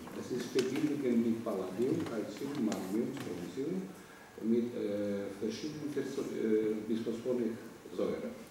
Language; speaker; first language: German; non-native, learner; Ukrainian